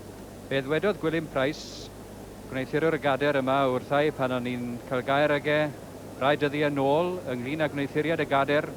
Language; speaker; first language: Welsh; native; Welsh